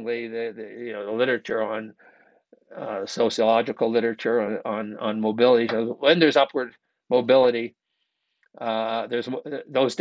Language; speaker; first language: English; native; English